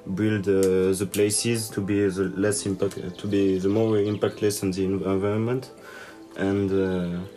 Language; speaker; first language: English; non-native, learner; French